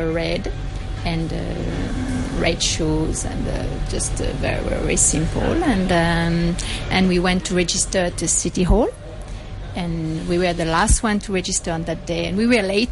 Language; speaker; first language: English; non-native, fluent; French